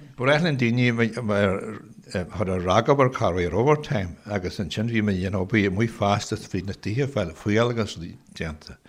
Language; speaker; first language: Irish; native; Irish